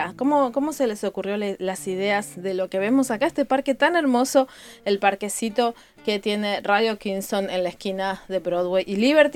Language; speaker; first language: Spanish; native; Spanish